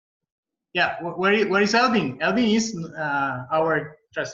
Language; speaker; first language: English; non-native, learner; Spanish